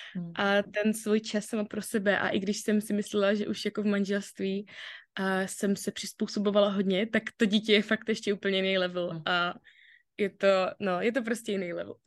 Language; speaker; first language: Czech; native; Czech